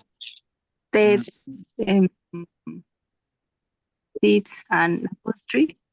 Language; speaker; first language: English; non-native, learner; Spanish